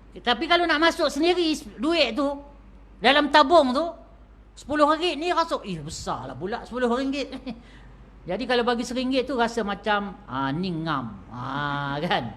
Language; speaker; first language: Malay; native; Malay